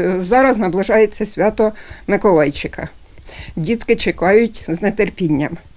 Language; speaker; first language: Ukrainian; native; Ukrainian